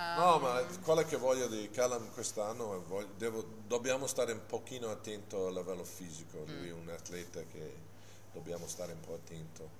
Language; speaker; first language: Italian; non-native, fluent; English